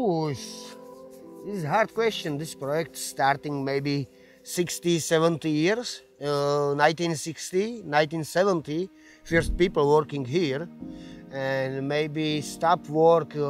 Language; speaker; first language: English; non-native, learner; Slovak